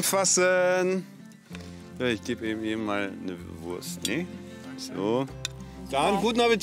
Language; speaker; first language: German; native; German